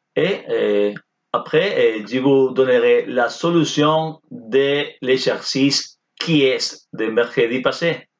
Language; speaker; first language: French; non-native, fluent; Spanish